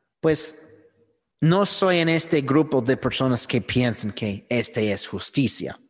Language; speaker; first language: Spanish; non-native, fluent; English